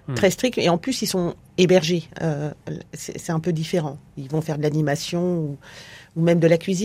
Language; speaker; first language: French; native; French